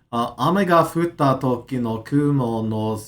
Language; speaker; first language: Japanese; non-native, learner; English